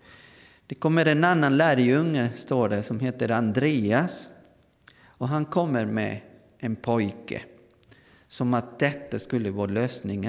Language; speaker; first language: Swedish; non-native, fluent; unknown